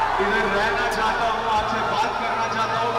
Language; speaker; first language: Hindi; non-native, local second language; Telugu